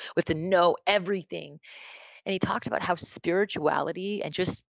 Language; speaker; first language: English; native; English